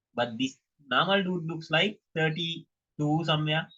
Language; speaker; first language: English; non-native, local second language; Sinhala